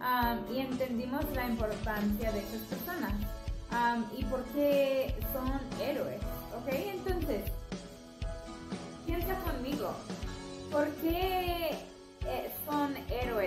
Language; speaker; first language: Spanish; non-native, fluent; English